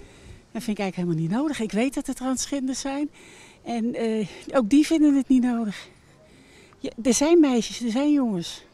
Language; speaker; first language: Dutch; native; Dutch